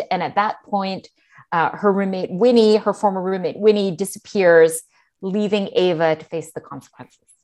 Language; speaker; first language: English; native; English